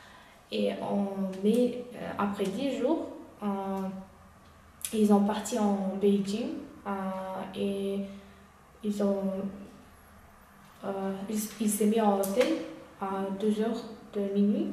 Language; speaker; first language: French; non-native, learner; Uyghur